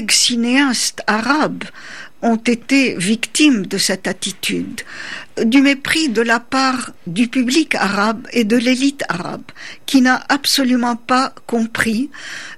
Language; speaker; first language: French; non-native, local second language; Arabic